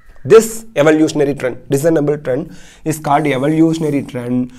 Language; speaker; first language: English; non-native, local second language; Tamil